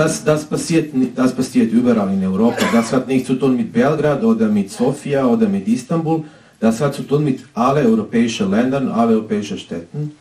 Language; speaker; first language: German; non-native, fluent; Serbian